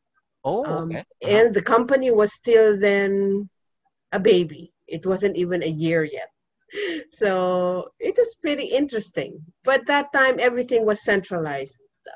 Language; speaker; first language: English; non-native, local second language; Cebuano